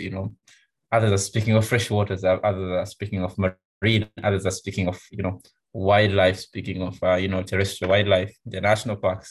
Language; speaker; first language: English; non-native, local second language; Swahili